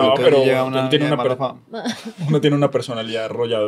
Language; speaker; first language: Spanish; native; Spanish